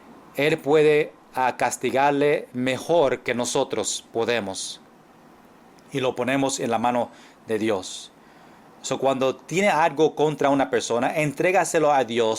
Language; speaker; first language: Spanish; non-native, fluent; English